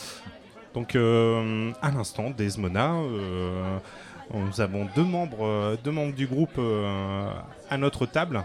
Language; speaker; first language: French; native; French